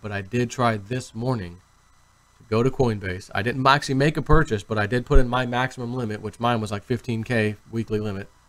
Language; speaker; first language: English; native; English